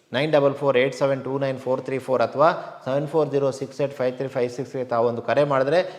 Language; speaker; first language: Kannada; native; Kannada